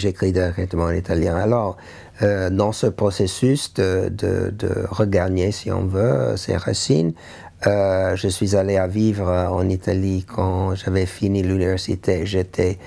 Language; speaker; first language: French; non-native, learner; English